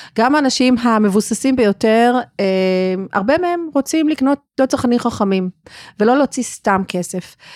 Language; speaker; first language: Hebrew; non-native, fluent; English